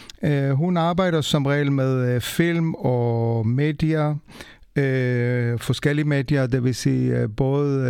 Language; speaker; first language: Danish; non-native, fluent; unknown